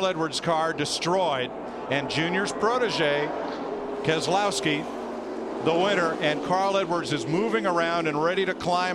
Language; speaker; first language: English; native; English